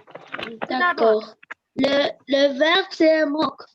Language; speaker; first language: French; non-native, learner; Arabic